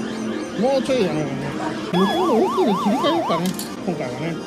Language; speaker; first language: Japanese; native; Japanese